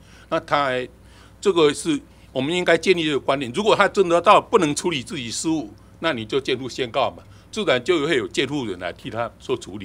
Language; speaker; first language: Chinese; native; Chinese